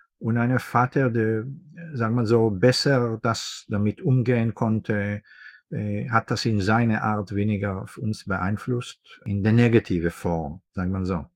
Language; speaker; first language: German; non-native, fluent; Hebrew